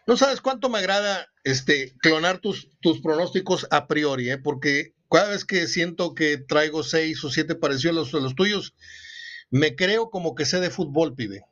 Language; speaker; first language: Spanish; native; Spanish